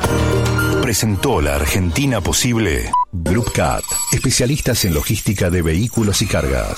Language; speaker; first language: Spanish; native; Spanish